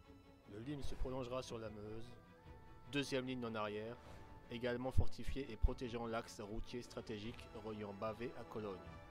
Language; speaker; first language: French; native; French